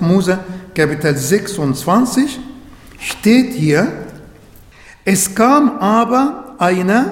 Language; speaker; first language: German; non-native, learner; Arabic